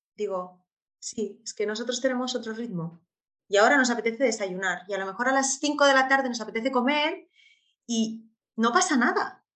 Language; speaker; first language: Spanish; native; Spanish